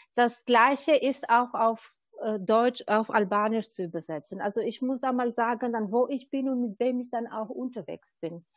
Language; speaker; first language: German; non-native, fluent; Albanian